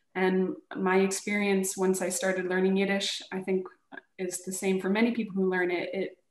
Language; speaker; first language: English; native; English